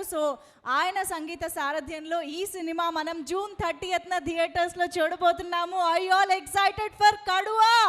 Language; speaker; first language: Telugu; native; Telugu